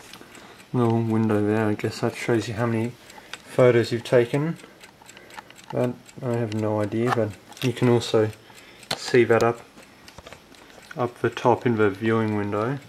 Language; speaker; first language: English; native; English